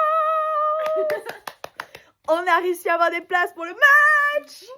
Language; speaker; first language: French; native; French